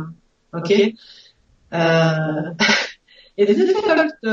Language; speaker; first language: English; non-native, learner; French